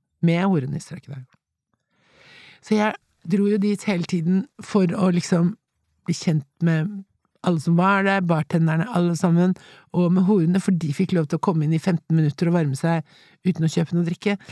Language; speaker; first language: Norwegian; native; Norwegian